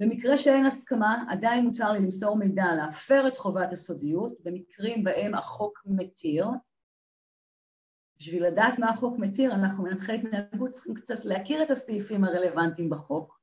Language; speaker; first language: Hebrew; native; Hebrew